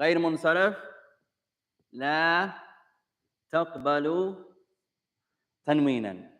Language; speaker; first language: Arabic; non-native, fluent; English